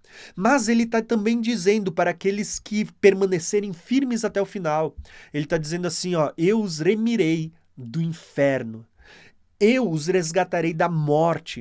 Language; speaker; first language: Portuguese; native; Portuguese